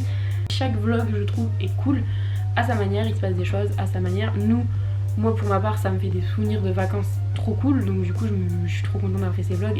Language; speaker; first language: French; native; French